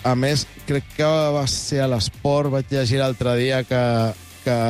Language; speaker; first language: Catalan; native; Catalan